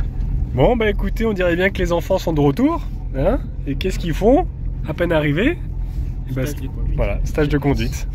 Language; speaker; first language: French; native; French